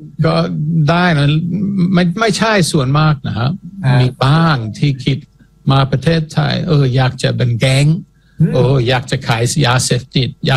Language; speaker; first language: Thai; non-native, fluent; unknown